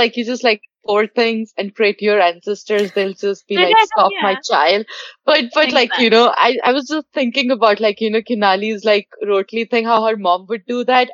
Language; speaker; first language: English; non-native, local second language; Hindi